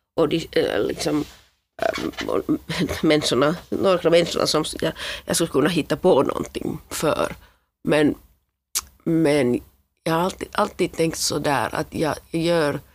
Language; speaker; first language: Swedish; non-native, local second language; Finnish